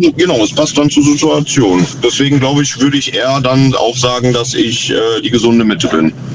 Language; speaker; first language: German; native; German